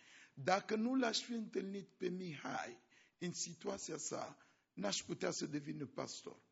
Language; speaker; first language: Romanian; non-native, fluent; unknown